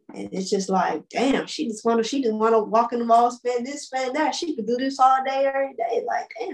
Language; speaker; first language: English; native; English